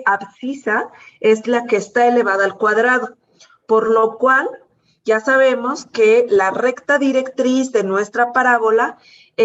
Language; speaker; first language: Spanish; native; Spanish